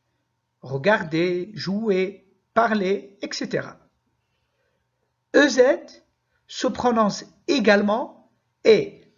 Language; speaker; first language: French; non-native, local second language; Arabic